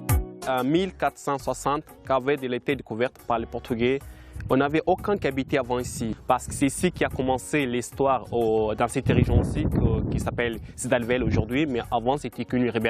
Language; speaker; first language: French; non-native, fluent; Kabuverdianu